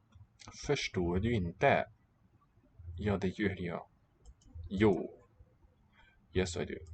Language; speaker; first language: Swedish; non-native, learner; English